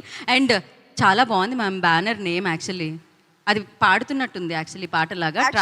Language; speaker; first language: Telugu; native; Telugu